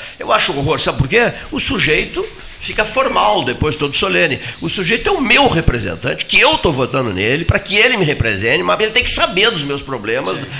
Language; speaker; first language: Portuguese; native; Portuguese